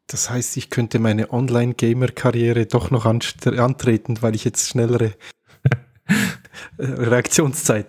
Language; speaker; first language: German; native; German